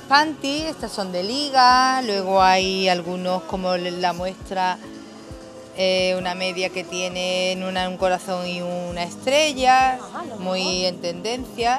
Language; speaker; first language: Spanish; native; Spanish